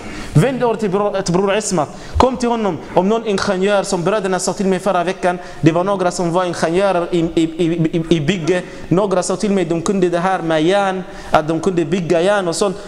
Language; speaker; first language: Swedish; non-native, fluent; Arabic